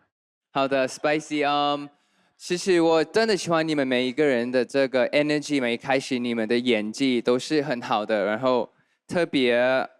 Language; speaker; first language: Chinese; non-native, fluent; Thai